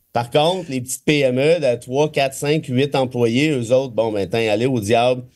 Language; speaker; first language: French; native; French